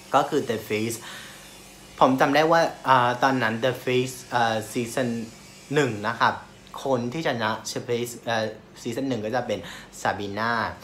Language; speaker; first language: Thai; non-native, fluent; Vietnamese